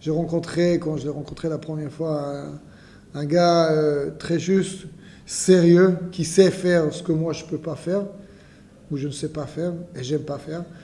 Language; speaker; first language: French; non-native, fluent; Hebrew